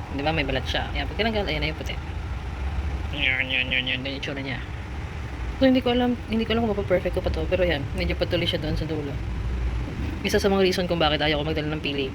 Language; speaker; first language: Filipino; non-native, local second language; Bikol